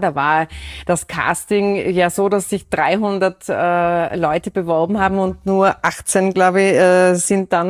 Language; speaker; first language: German; native; German